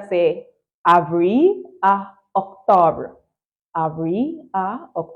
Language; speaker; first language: French; non-native, fluent; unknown